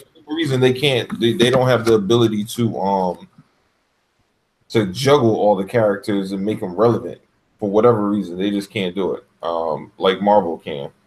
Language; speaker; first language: English; native; English